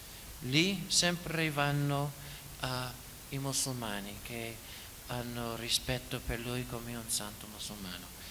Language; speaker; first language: Italian; non-native, fluent; English